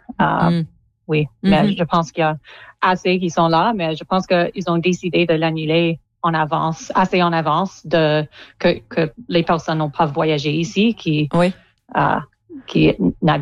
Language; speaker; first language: French; non-native, local second language; English